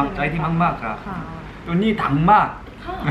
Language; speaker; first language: Thai; non-native, learner; Korean